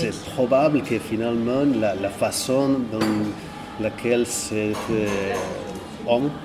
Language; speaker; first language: French; non-native, fluent; Catalan